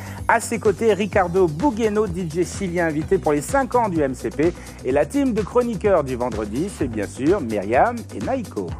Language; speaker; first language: French; native; French